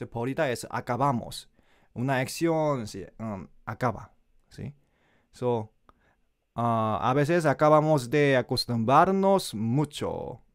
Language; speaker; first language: Spanish; non-native, learner; Korean